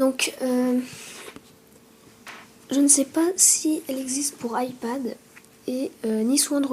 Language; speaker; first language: French; native; French